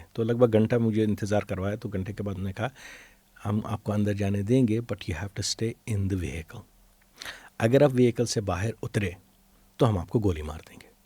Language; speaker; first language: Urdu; non-native, local second language; Kashmiri